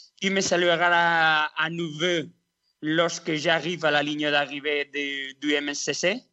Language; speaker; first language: French; non-native, learner; Spanish